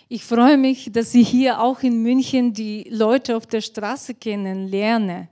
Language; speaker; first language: German; non-native, fluent; Bulgarian